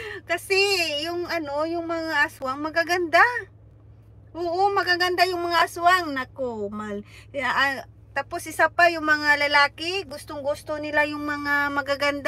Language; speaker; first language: Filipino; non-native, local second language; Hiligaynon